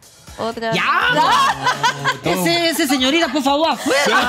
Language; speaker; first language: Spanish; non-native, learner; Chinese